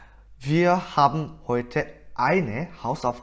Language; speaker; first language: German; non-native, fluent; Korean